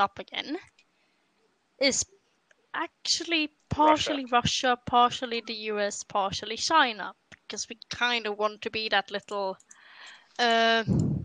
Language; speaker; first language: English; non-native, fluent; Swedish